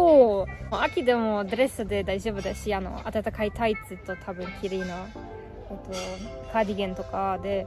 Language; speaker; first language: Japanese; non-native, learner; German